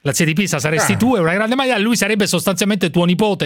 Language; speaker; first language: Italian; native; Italian